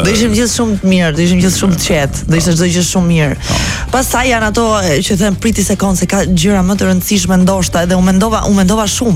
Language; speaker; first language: Albanian; native; Albanian